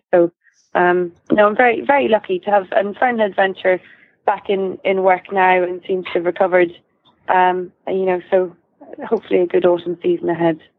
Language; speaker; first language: English; native; English